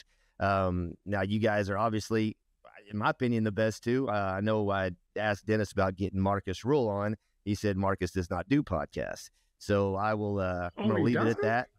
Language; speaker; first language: English; native; English